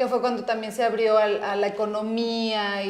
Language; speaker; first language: Spanish; native; Spanish